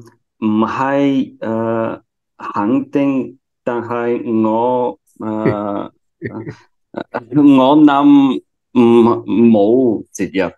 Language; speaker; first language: Cantonese; non-native, learner; Bulgarian